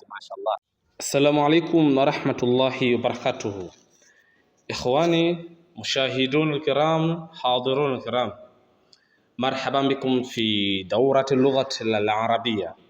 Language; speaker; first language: Arabic; non-native, fluent; Swahili